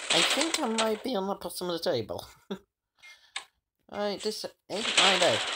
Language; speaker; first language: English; native; English